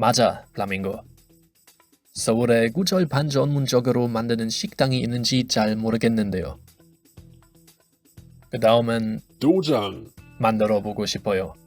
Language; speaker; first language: Korean; non-native, fluent; German